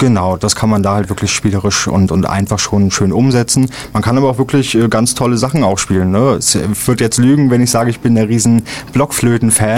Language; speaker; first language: German; native; German